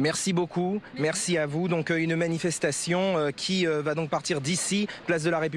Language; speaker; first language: French; native; French